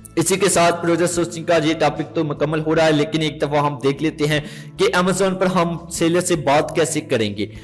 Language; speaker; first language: Urdu; non-native, local second language; Punjabi